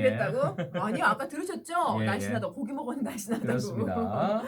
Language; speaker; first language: Korean; native; Korean